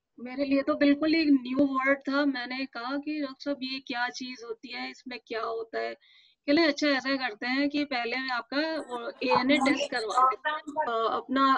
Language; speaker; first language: Hindi; native; Hindi